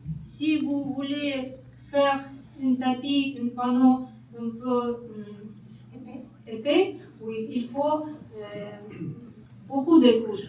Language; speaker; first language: French; non-native, learner; Kazakh